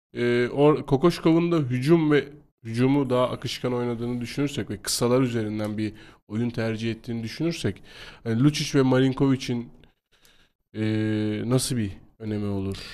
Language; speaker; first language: Turkish; native; Turkish